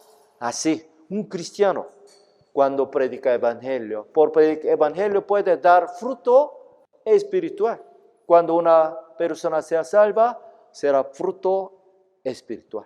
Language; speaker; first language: Spanish; non-native, fluent; Korean